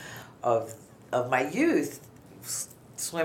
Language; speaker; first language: English; native; English